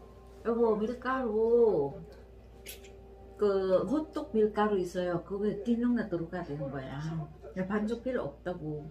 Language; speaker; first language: Korean; non-native, learner; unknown